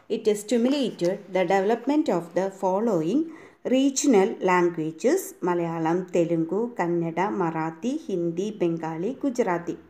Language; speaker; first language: English; non-native, local second language; Malayalam